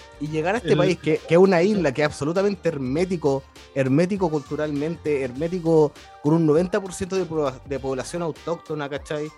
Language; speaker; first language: Spanish; native; Spanish